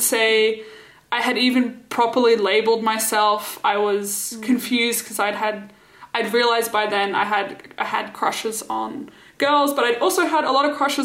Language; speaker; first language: English; native; English